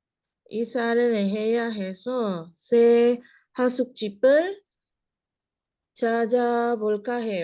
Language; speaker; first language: Korean; non-native, learner; Malay